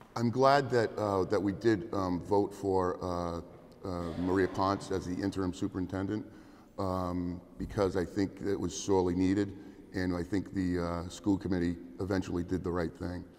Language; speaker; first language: English; native; English